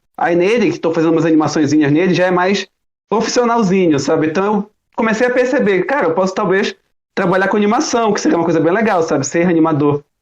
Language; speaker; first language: Portuguese; early bilingual, other home language; German